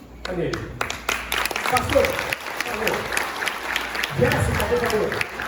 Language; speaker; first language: Portuguese; native; Portuguese